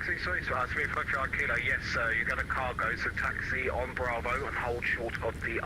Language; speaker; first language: English; native; English